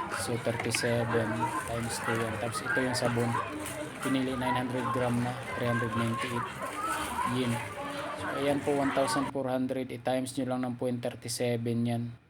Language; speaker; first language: Filipino; native; Filipino